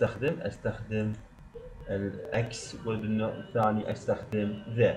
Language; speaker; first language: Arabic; native; Arabic